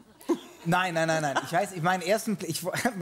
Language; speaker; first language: German; native; German